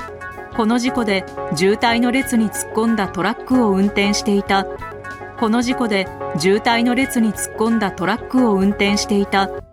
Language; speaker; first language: Japanese; native; Japanese